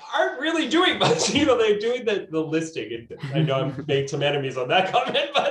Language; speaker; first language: English; native; English